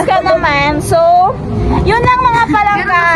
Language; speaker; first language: Filipino; non-native, local second language; Cebuano